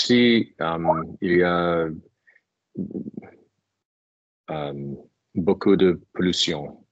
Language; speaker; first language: French; non-native, fluent; English